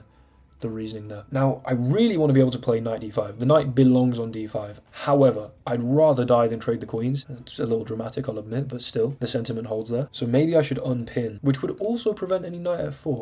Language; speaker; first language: English; native; English